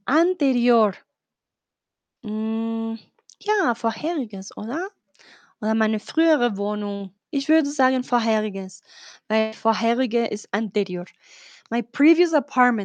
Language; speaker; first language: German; non-native, fluent; Spanish